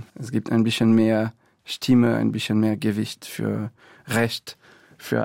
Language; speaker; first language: German; non-native, fluent; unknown